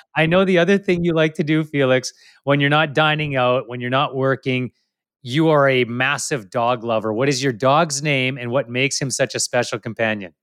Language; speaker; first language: English; native; English